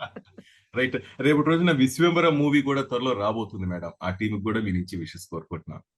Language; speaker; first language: Telugu; native; Telugu